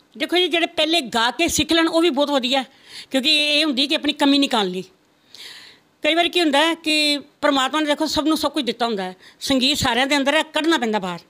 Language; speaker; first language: Punjabi; non-native, local second language; Rajasthani